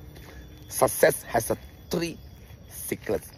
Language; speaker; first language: English; non-native, fluent; Chinese